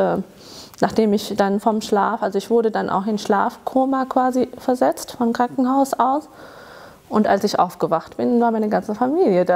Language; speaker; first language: German; early bilingual, other home language; Tamil